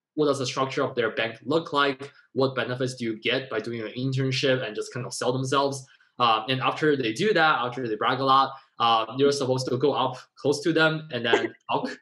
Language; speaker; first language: English; non-native, fluent; Chinese